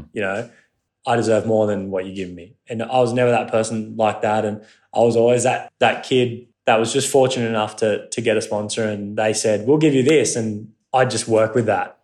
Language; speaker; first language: English; non-native, local second language; Japanese